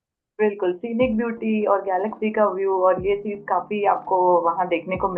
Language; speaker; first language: Hindi; native; Hindi